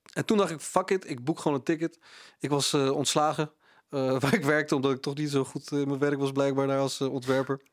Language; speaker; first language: Dutch; early bilingual, other home language; Punjabi